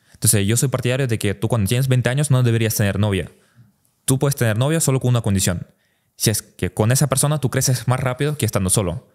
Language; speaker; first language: Spanish; early bilingual, other home language; Russian